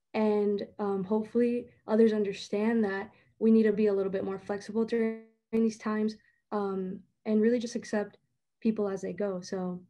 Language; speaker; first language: English; native; English